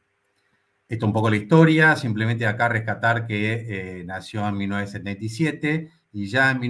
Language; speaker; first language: Spanish; native; Spanish